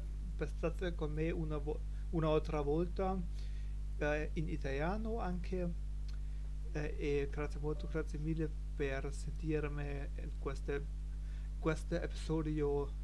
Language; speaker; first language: Italian; non-native, learner; German